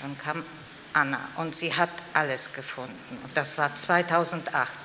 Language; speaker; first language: German; non-native, fluent; Polish